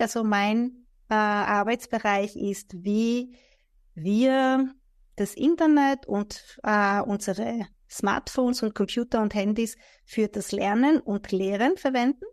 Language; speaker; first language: German; non-native, fluent; Greek